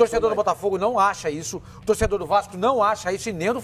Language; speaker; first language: Portuguese; native; Portuguese